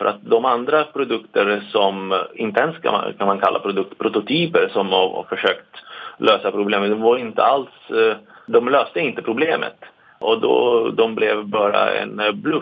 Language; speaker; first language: Swedish; non-native, fluent; Italian